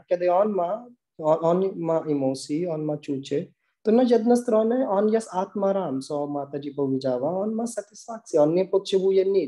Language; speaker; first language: Polish; non-native, learner; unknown